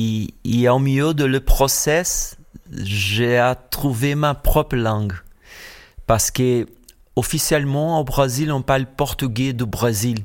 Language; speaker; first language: French; non-native, fluent; Portuguese